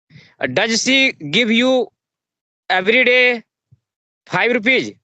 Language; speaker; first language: English; non-native, learner; Hindi